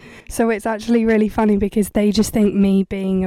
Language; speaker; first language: English; native; English